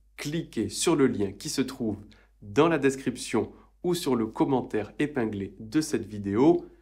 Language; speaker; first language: French; native; French